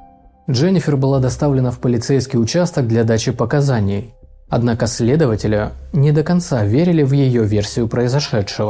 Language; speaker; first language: Russian; native; Russian